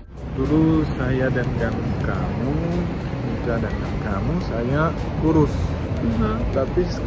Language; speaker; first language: Indonesian; non-native, learner; French